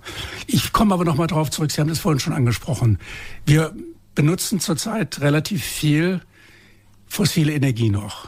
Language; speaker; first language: German; native; German